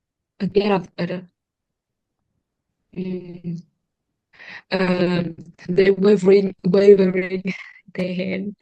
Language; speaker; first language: English; non-native, learner; Vietnamese